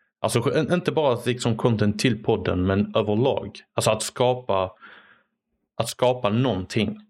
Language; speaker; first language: Swedish; early bilingual, other home language; Arabic